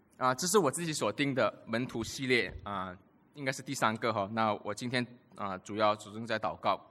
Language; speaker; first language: Chinese; native; Chinese